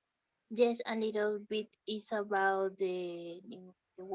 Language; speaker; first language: English; non-native, learner; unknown